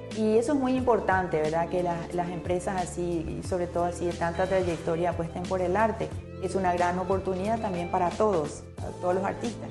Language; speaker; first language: Spanish; early bilingual, other home language; Italian